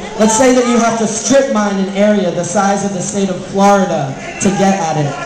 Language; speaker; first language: English; native; English